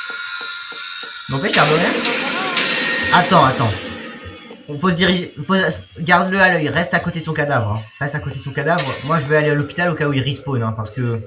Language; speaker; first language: French; native; French